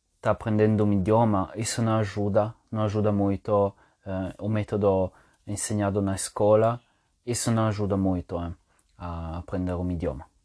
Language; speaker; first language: Portuguese; non-native, fluent; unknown